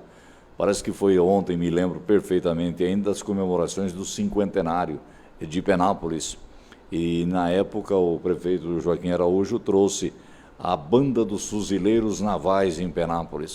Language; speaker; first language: Portuguese; native; Portuguese